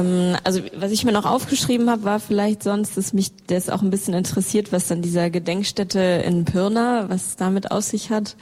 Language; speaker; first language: German; native; German